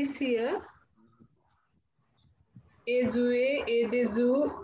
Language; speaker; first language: French; non-native, learner; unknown